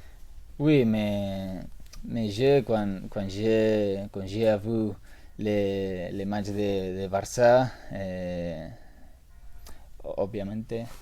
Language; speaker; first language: French; non-native, learner; Spanish